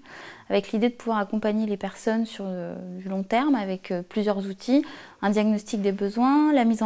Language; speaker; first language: French; native; French